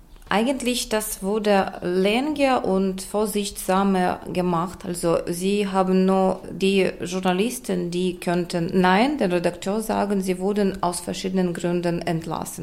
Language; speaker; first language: German; non-native, fluent; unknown